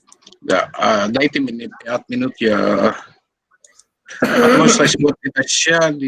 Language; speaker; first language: Russian; non-native, learner; Sinhala